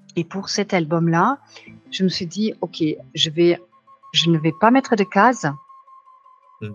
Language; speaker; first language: French; non-native, fluent; German